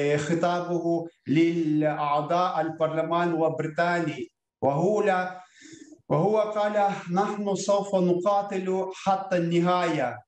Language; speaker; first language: Arabic; non-native, fluent; Ukrainian